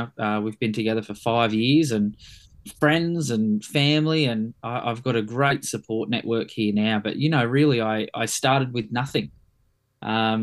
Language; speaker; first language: English; native; English